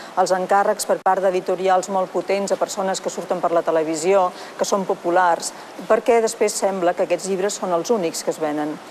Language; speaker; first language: Catalan; native; Catalan